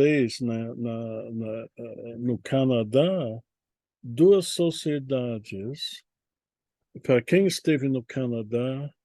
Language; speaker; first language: Portuguese; non-native, fluent; English